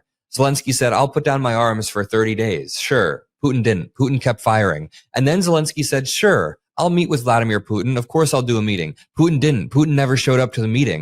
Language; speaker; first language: English; native; English